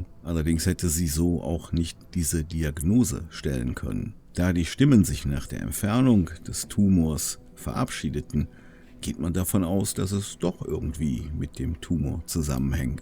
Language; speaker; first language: German; native; German